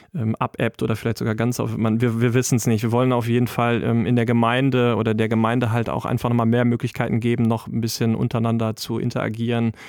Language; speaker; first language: German; native; German